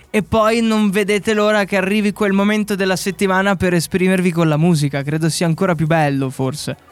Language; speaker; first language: Italian; native; Italian